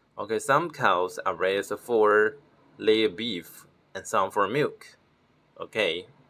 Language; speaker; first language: English; non-native, fluent; Chinese